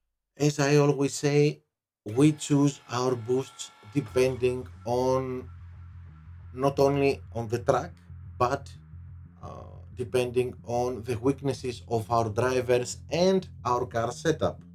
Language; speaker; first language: English; non-native, fluent; Greek